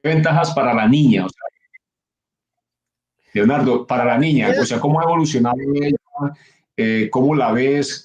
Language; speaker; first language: Spanish; native; Spanish